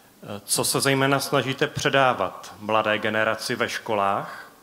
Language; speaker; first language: Czech; native; Czech